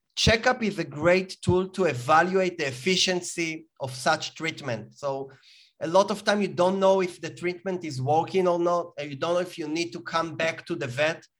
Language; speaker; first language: English; non-native, fluent; Hebrew